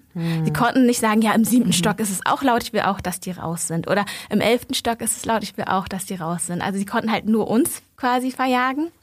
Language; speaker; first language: German; early bilingual, other home language; Vietnamese